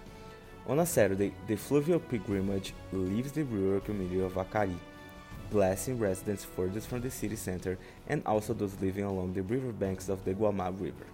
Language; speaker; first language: English; non-native, fluent; Portuguese